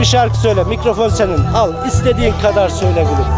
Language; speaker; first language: Turkish; native; Turkish